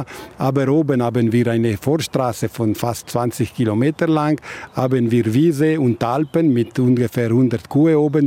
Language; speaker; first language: German; non-native, local second language; Italian